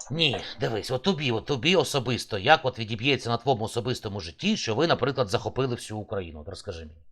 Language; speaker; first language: Ukrainian; native; Ukrainian